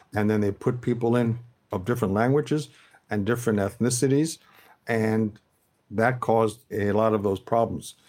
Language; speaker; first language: English; native; English